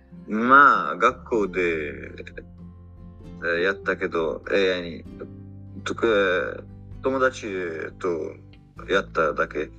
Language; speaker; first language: Japanese; non-native, learner; Arabic